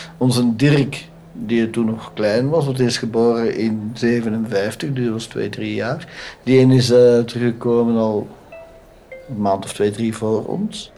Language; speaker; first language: Dutch; native; Dutch